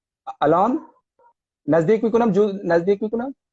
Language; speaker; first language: Persian; non-native, fluent; Hindi